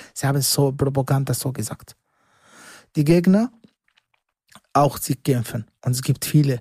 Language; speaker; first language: German; non-native, learner; Arabic